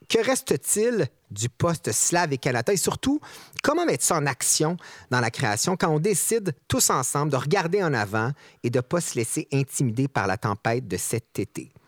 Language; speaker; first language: French; native; French